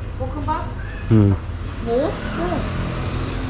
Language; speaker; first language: Korean; non-native, learner; Thai